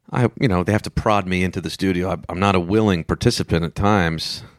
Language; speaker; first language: English; native; English